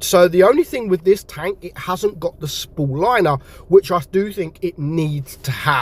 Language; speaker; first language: English; native; English